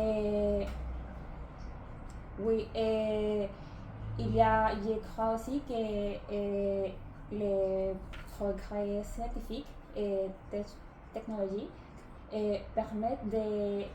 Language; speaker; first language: French; non-native, learner; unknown